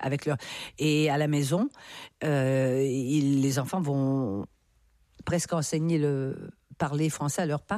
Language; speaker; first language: French; native; French